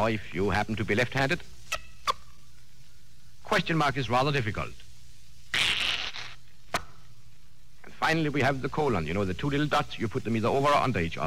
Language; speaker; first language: English; non-native, fluent; Danish